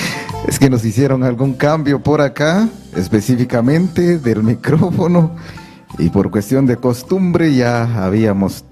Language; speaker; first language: Spanish; native; Spanish